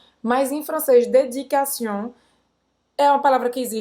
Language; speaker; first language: Portuguese; native; Portuguese